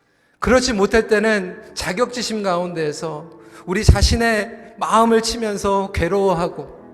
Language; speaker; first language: Korean; native; Korean